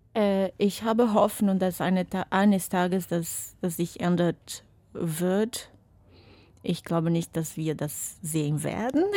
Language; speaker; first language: German; non-native, fluent; Portuguese